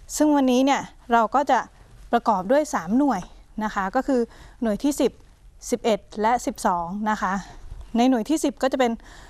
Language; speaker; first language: Thai; native; Thai